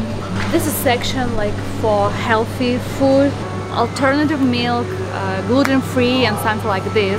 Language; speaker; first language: English; non-native, fluent; Russian